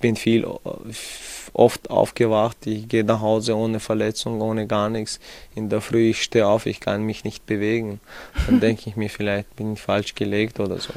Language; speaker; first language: German; non-native, fluent; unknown